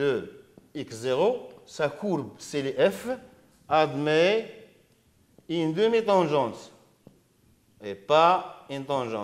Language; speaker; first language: French; non-native, local second language; Arabic